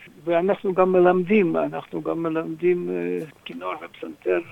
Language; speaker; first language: Hebrew; non-native, fluent; Russian